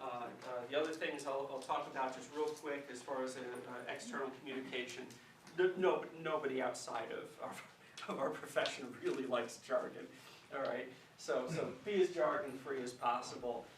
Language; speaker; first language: English; native; English